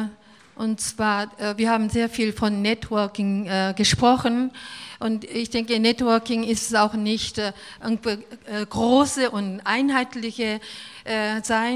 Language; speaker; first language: German; non-native, fluent; Korean